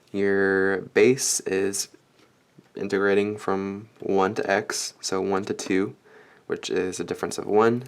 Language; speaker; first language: English; native; English